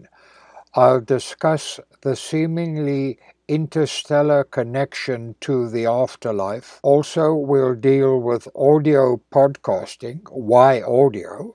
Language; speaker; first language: English; native; English